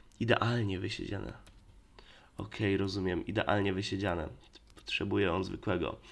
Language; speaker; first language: Polish; native; Polish